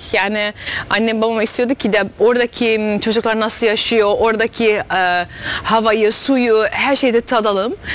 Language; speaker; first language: Turkish; early bilingual, heritage; Turkish